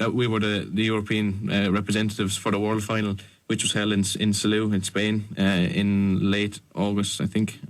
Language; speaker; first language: English; native; English